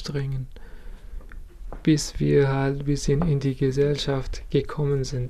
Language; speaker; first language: German; non-native, fluent; Kurdish